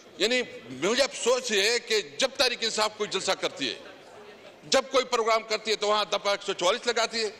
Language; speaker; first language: Urdu; non-native, local second language; Pashto